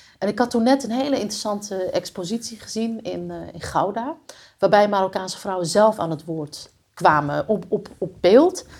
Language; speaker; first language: Dutch; early bilingual, other home language; Riffian